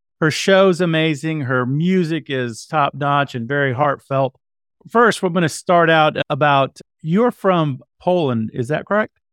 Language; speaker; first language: English; native; English